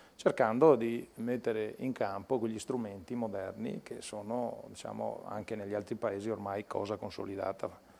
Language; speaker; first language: Italian; native; Italian